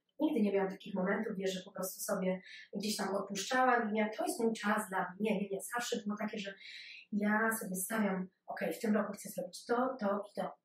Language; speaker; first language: Polish; early bilingual, other home language; Ukrainian